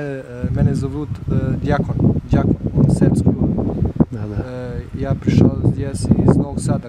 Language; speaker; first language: Russian; non-native, learner; Serbian